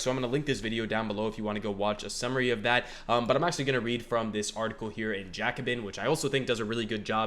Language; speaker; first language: English; native; English